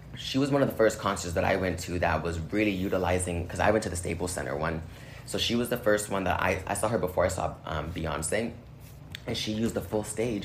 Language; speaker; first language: English; native; English